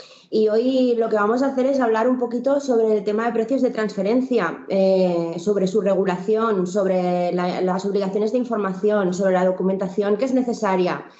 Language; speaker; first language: Spanish; native; Spanish